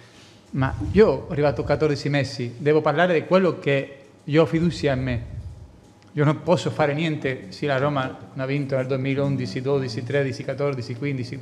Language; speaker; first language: Italian; non-native, fluent; Spanish